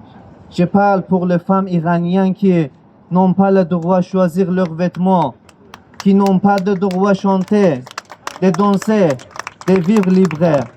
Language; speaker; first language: French; non-native, learner; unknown